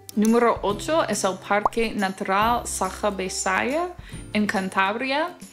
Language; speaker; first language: Spanish; non-native, fluent; English